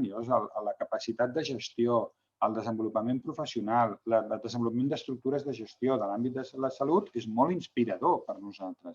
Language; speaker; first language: Catalan; native; Catalan